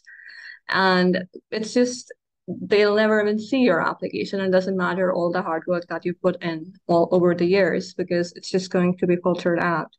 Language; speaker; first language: English; non-native, local second language; Urdu